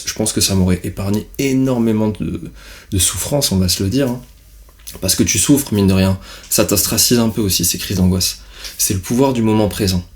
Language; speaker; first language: French; native; French